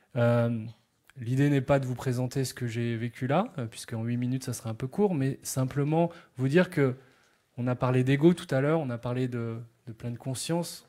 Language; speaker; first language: French; native; French